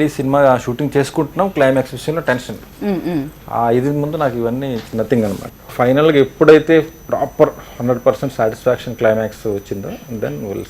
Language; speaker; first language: Telugu; native; Telugu